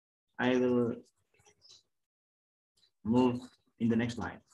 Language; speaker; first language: English; non-native, learner; Indonesian